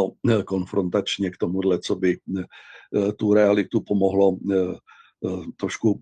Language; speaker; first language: Czech; native; Czech